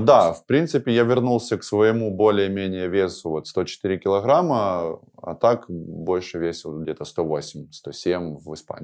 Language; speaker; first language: Russian; native; Russian